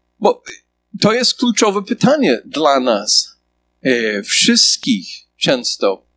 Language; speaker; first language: Polish; non-native, fluent; English